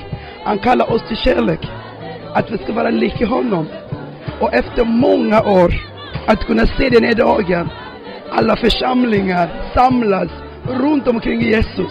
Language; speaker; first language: Swedish; non-native, fluent; French